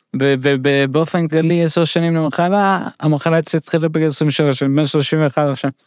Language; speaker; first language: Hebrew; early bilingual, other home language; Russian